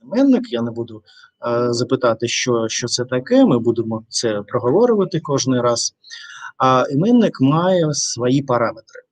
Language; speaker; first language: Ukrainian; non-native, learner; Russian